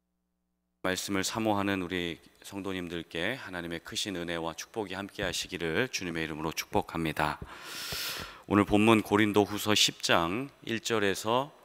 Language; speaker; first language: Korean; native; Korean